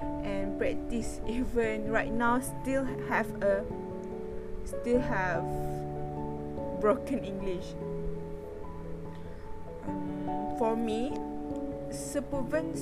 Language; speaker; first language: English; non-native, learner; Malay